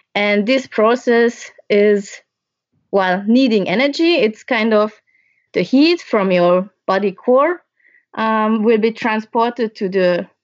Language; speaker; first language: English; early bilingual, other home language; Hungarian